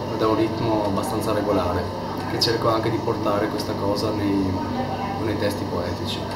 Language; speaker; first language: Italian; non-native, fluent; Albanian